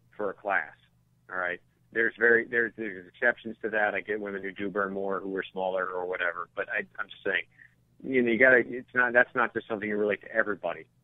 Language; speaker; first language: English; native; English